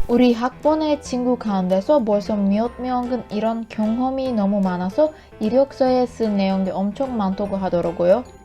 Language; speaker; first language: Korean; non-native, learner; Turkish